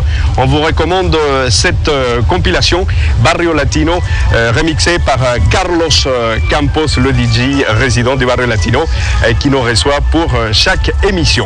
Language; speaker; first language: French; native; French